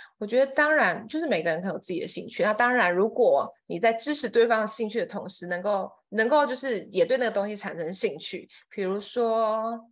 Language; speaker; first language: Chinese; non-native, fluent; Thai